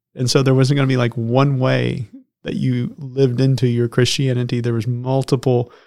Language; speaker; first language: English; native; English